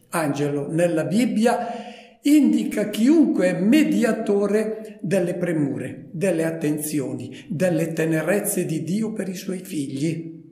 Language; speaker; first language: Italian; native; Italian